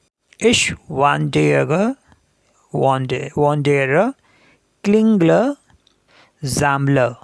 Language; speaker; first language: German; non-native, learner; Hindi